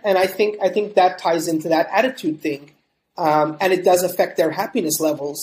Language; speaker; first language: English; native; English